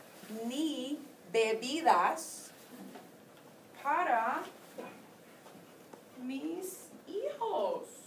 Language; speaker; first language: Spanish; non-native, fluent; English